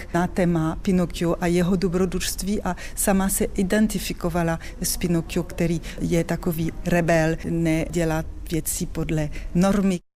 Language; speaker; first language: Czech; non-native, fluent; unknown